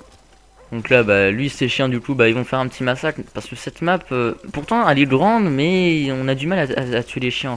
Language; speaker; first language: French; native; French